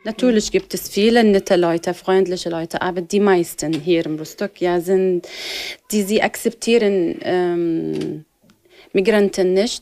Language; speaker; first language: German; non-native, learner; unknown